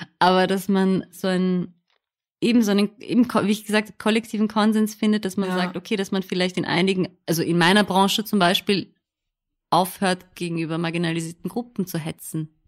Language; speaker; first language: German; native; German